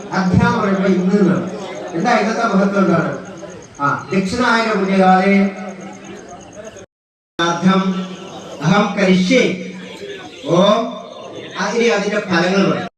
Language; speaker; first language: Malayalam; native; Malayalam